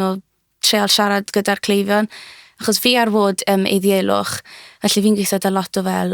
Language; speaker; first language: Welsh; native; Welsh